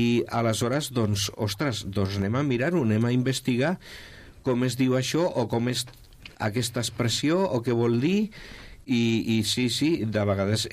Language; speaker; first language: Catalan; non-native, local second language; Spanish